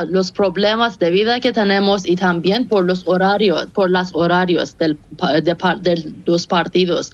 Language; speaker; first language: Spanish; non-native, fluent; Persian